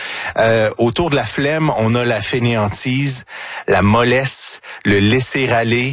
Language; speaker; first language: French; native; French